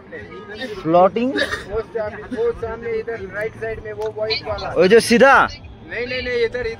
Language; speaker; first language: Hindi; non-native, local second language; Bangla